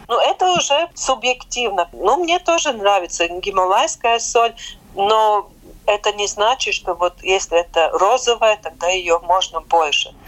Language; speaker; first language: Russian; non-native, local second language; Latvian